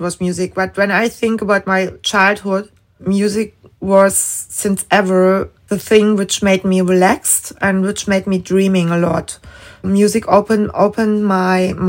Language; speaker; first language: English; non-native, fluent; German